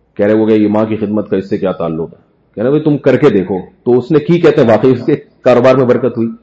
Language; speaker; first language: Urdu; native; Urdu